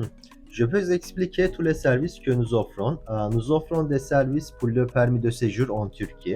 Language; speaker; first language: French; non-native, learner; Turkish